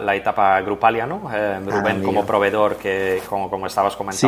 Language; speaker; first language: Spanish; non-native, fluent; Dutch